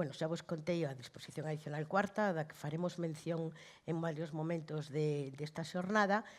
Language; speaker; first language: Spanish; native; Spanish